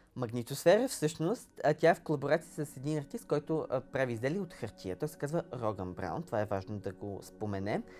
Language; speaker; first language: Bulgarian; native; Bulgarian